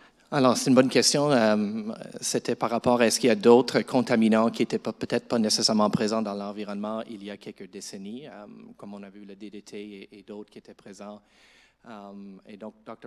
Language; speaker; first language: French; native; French